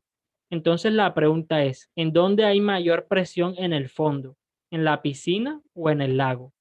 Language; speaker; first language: Spanish; native; Spanish